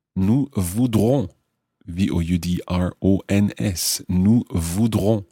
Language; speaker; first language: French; non-native, fluent; English